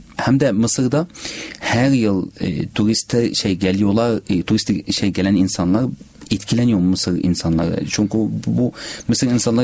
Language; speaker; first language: Turkish; non-native, learner; Arabic